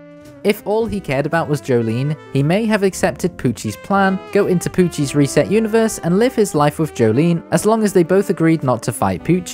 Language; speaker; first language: English; native; English